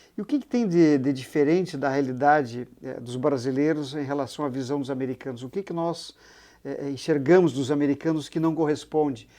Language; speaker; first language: Portuguese; native; Portuguese